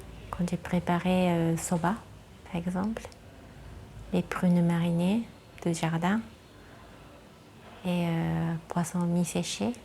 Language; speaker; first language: French; non-native, fluent; Japanese